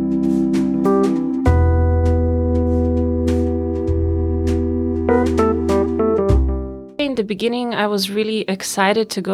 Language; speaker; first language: English; non-native, fluent; Bosnian